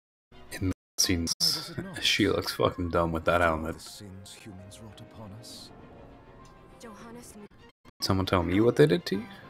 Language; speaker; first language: English; native; English